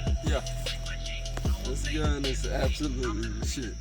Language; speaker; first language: English; native; English